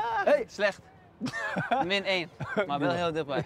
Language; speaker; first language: Dutch; non-native, fluent; Danish